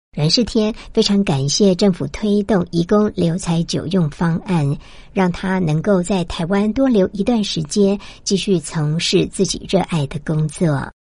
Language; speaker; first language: Chinese; native; Chinese